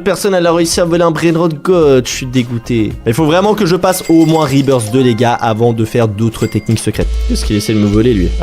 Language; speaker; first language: French; native; French